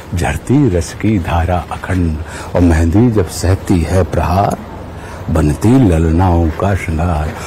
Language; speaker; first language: Hindi; native; Hindi